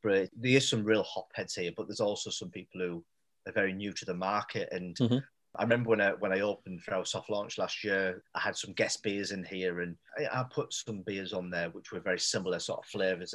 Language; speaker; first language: English; native; English